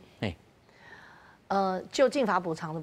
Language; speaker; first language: Chinese; native; Chinese